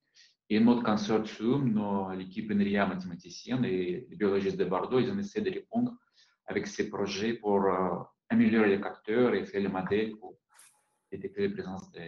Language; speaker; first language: French; non-native, fluent; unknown